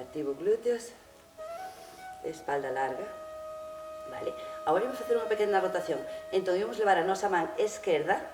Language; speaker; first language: Galician; non-native, local second language; Spanish